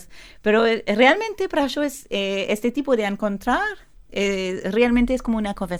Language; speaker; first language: Spanish; non-native, learner; French